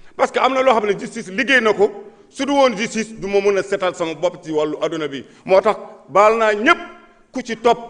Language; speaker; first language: Wolof; non-native, local second language; Fula